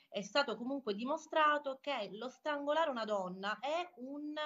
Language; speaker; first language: Italian; non-native, fluent; Polish